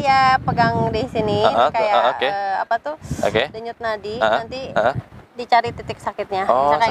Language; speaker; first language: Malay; non-native, local second language; Sundanese